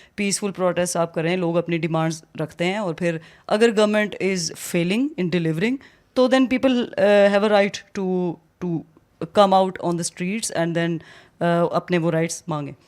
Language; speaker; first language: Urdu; non-native, local second language; Pahari-Potwari